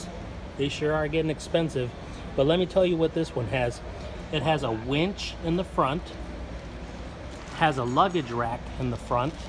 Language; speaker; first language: English; native; English